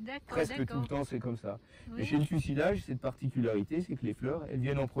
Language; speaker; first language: French; native; French